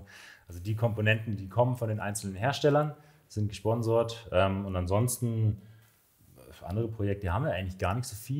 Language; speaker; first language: German; native; German